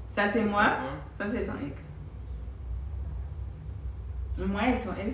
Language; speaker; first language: French; non-native, learner; Haitian Creole